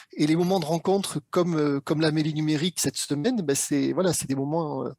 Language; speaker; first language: French; native; French